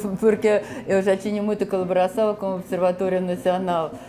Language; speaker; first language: Portuguese; non-native, fluent; Russian